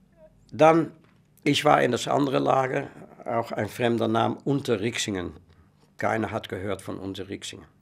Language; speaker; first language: German; non-native, fluent; Dutch